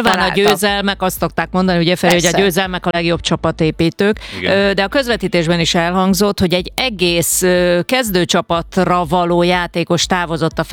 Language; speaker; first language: Hungarian; native; Hungarian